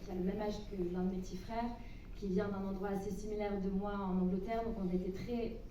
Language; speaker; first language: French; non-native, fluent; English